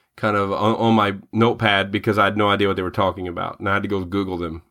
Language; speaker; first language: English; native; English